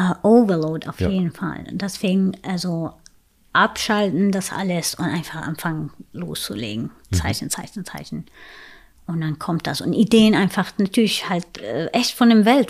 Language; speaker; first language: German; non-native, fluent; Arabic